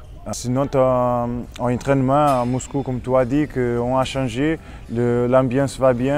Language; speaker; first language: French; non-native, learner; Portuguese